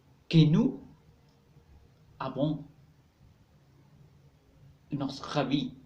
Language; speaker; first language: French; non-native, learner; Spanish